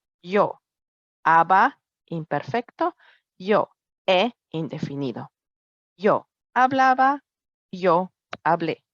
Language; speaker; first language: Spanish; non-native, fluent; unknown